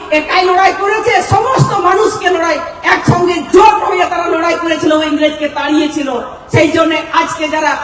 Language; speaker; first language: Bangla; non-native, local second language; Santali